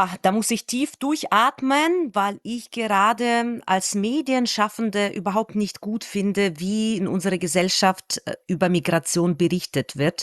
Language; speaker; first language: German; non-native, fluent; Russian